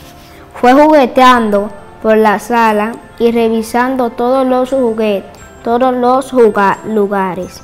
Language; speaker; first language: Spanish; native; Spanish